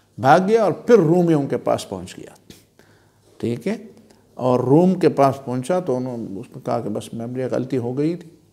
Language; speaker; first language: Urdu; non-native, local second language; Pashto